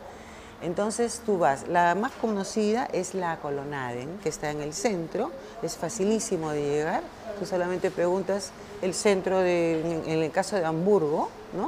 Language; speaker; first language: Spanish; native; Spanish